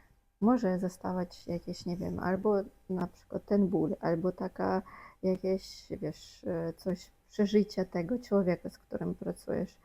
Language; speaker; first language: Polish; non-native, fluent; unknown